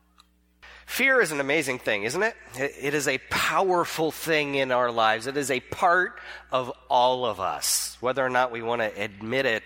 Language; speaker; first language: English; native; English